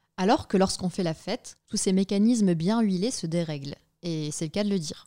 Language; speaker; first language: French; native; French